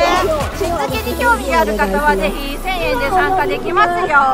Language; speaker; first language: Japanese; native; Japanese